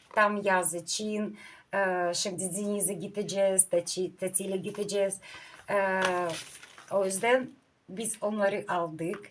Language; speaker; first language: Turkish; non-native, learner; Russian